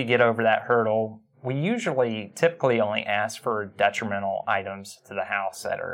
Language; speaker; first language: English; native; English